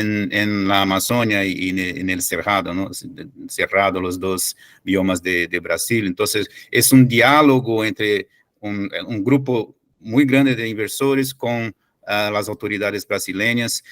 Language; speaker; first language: Spanish; non-native, fluent; Portuguese